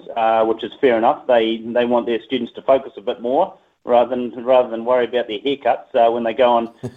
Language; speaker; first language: English; native; English